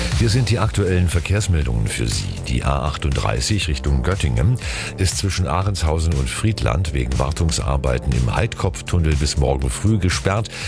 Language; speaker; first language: German; native; German